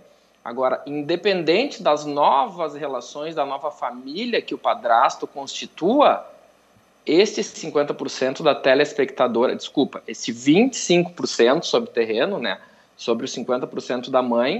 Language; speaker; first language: Portuguese; native; Portuguese